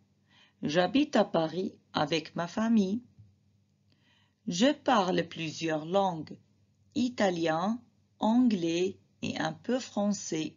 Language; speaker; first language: French; non-native, fluent; Arabic